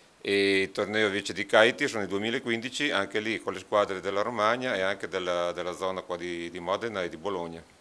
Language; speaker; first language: Italian; native; Italian